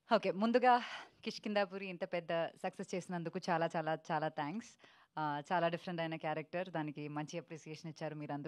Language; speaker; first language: Telugu; non-native, local second language; Malayalam